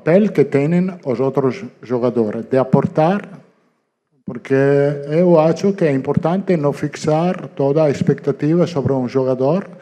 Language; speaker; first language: Portuguese; non-native, learner; Italian